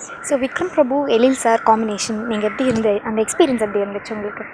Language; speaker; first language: Tamil; native; Tamil